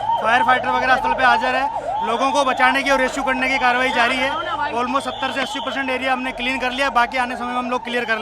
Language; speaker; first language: Hindi; non-native, local second language; Gujarati